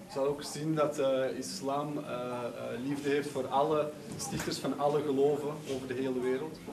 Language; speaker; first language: Dutch; early bilingual, other home language; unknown